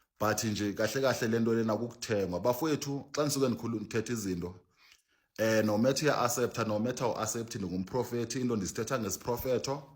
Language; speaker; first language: Zulu; non-native, local second language; Xhosa